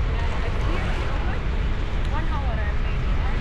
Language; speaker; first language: English; non-native, learner; Arabic